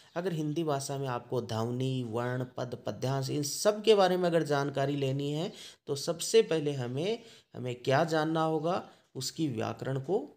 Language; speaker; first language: Hindi; native; Hindi